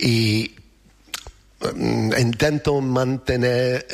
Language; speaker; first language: Spanish; non-native, learner; English